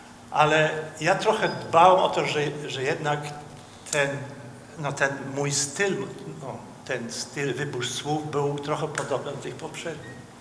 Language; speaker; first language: Polish; non-native, fluent; Dutch